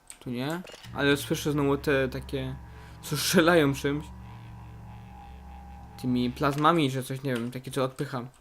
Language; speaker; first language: Polish; native; Polish